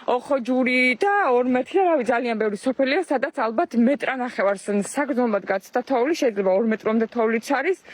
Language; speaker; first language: Georgian; native; Georgian